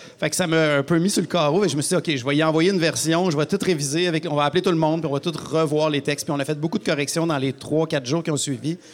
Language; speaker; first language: French; native; French